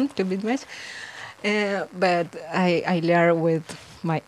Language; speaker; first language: English; non-native, learner; Spanish